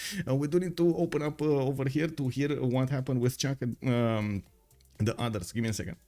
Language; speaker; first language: English; non-native, fluent; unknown